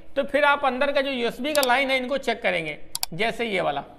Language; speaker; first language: Hindi; native; Hindi